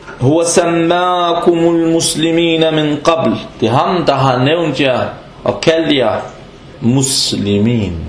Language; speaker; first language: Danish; non-native, fluent; Arabic